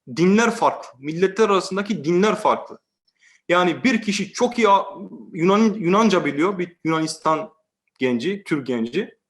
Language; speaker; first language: Turkish; native; Turkish